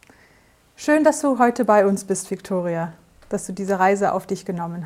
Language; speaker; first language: German; native; German